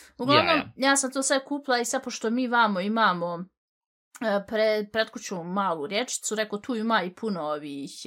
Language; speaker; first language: Bosnian; early bilingual, heritage; Bosnian